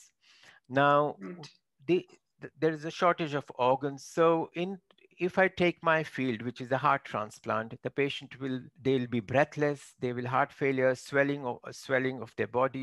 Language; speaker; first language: English; non-native, local second language; Marathi